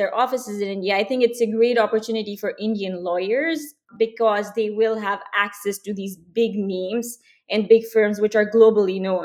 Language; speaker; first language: English; non-native, local second language; Hindi